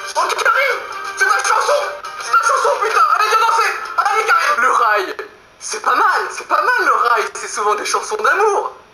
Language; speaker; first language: French; native; French